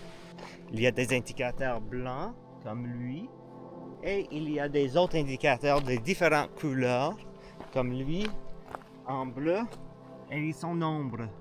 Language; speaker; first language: French; non-native, learner; English